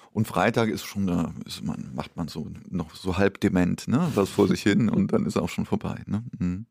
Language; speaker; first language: German; early bilingual, other home language; Polish